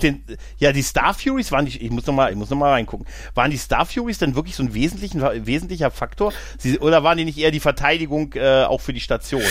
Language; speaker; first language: German; native; German